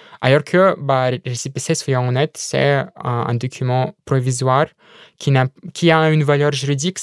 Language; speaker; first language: French; non-native, fluent; Russian